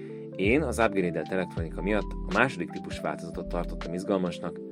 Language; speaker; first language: Hungarian; native; Hungarian